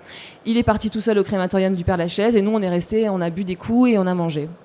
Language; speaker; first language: French; native; French